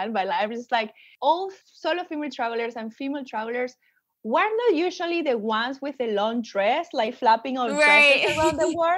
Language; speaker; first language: English; non-native, fluent; Spanish